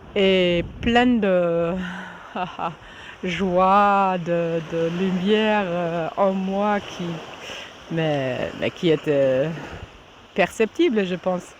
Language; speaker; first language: French; non-native, fluent; German